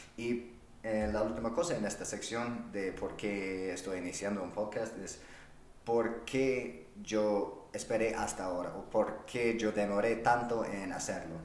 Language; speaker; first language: Spanish; non-native, fluent; English